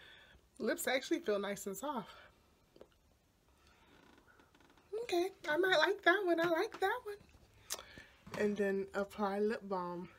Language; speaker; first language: English; native; English